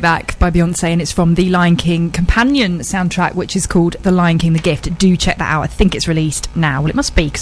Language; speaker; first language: English; native; English